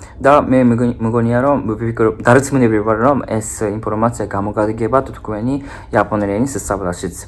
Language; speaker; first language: Georgian; non-native, fluent; Japanese